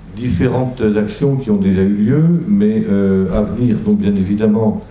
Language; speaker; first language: French; native; French